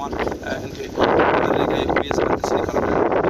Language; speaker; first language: Hindi; non-native, fluent; Pashto